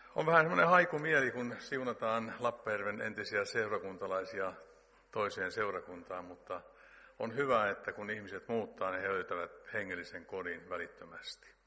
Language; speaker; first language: Finnish; native; Finnish